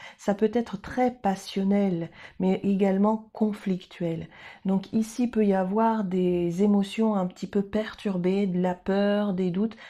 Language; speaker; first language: French; native; French